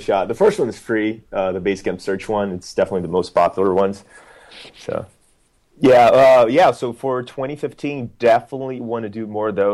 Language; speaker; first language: English; non-native, fluent; Portuguese